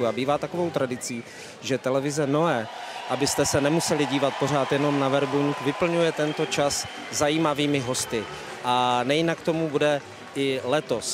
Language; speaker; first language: Czech; native; Czech